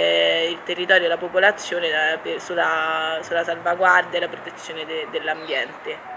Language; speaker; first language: Italian; native; Italian